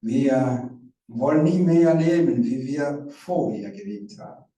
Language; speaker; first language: German; non-native, learner; Rundi